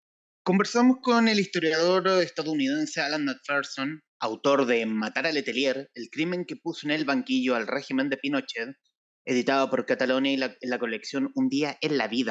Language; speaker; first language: Spanish; native; Spanish